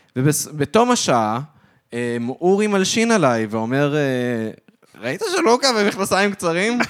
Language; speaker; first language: Hebrew; native; Hebrew